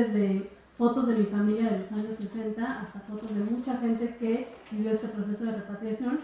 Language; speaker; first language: Spanish; native; Spanish